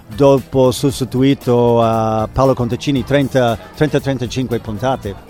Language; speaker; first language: Italian; non-native, fluent; English